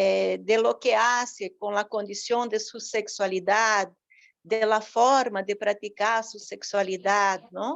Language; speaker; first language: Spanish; non-native, fluent; Portuguese